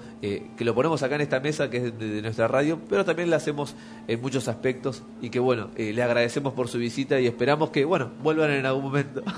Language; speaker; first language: Spanish; native; Spanish